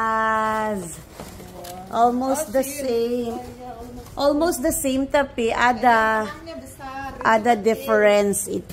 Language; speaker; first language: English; non-native, local second language; Hiligaynon